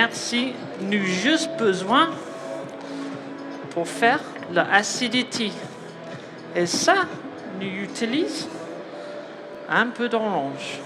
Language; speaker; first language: French; non-native, learner; English